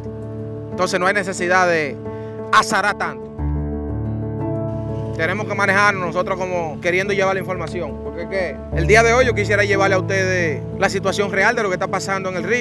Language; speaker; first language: Spanish; native; Spanish